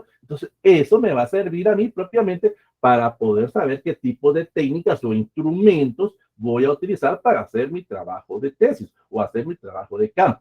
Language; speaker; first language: Spanish; native; Spanish